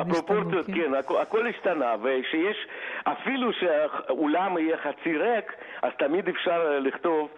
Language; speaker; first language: Hebrew; non-native, fluent; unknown